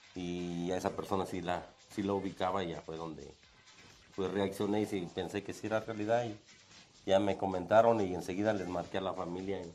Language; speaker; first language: Spanish; native; Spanish